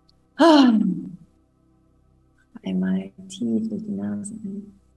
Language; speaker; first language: German; native; German